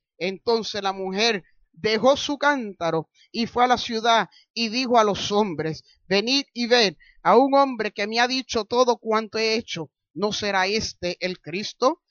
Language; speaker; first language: Spanish; early bilingual, heritage; Spanish